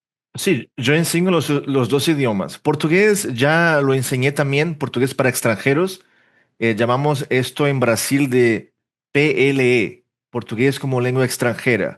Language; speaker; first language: Spanish; early bilingual, heritage; Portuguese